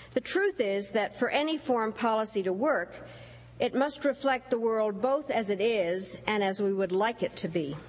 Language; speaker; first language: English; early bilingual, other home language; Czech